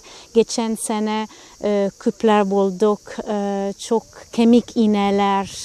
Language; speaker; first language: Turkish; non-native, fluent; Italian